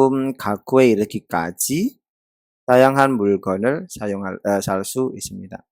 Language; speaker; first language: Korean; non-native, fluent; Indonesian